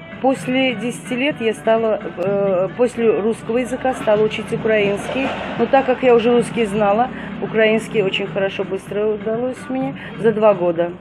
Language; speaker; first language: Russian; non-native, fluent; Turkish